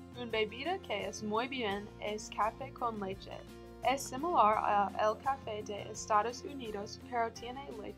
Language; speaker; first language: Spanish; non-native, learner; English